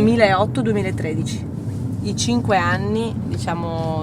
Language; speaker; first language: Italian; native; Italian